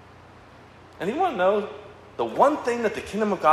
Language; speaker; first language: English; native; English